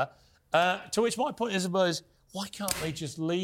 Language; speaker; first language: English; native; English